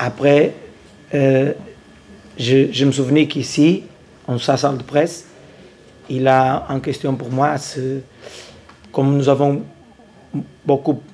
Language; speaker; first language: French; non-native, learner; Portuguese